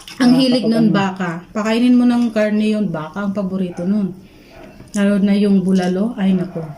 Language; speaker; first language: Filipino; non-native, local second language; Iloko